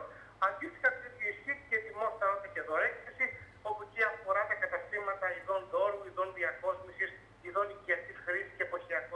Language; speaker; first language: Greek; native; Greek